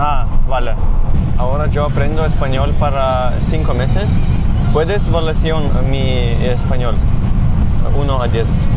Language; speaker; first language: Spanish; non-native, learner; Lithuanian